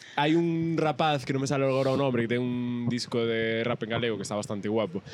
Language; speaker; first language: Galician; native; Galician